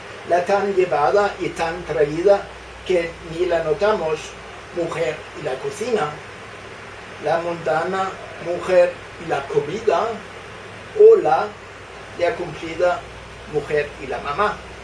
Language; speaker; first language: Spanish; non-native, fluent; Danish